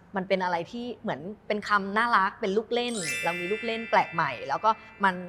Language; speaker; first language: Thai; native; Thai